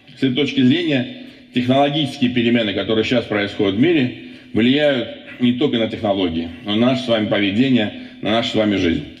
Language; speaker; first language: Russian; non-native, local second language; Armenian